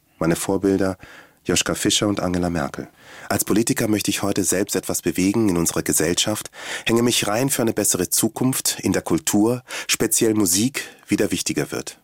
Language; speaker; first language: German; early bilingual, other home language; Swahili